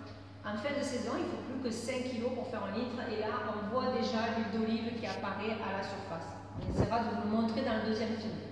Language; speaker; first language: French; native; French